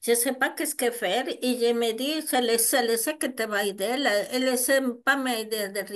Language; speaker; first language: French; non-native, learner; Spanish